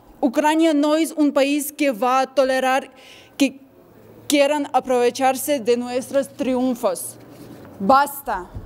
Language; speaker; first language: Spanish; non-native, fluent; Ukrainian